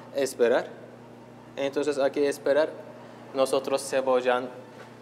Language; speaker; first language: Spanish; non-native, learner; Turkish